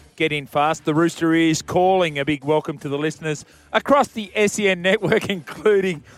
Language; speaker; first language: English; native; English